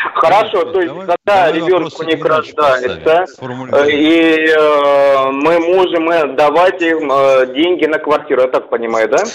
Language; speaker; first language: Russian; native; Russian